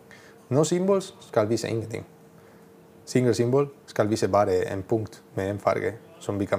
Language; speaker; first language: Norwegian; non-native, learner; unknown